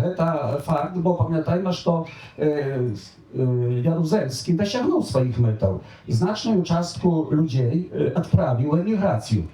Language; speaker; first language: Polish; non-native, local second language; Belarusian